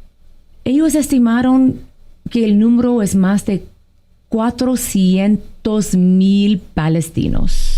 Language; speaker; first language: Spanish; non-native, fluent; Arabic